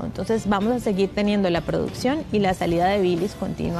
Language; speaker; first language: Spanish; native; Spanish